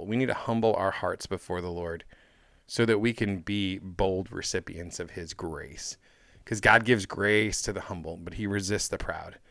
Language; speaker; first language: English; native; English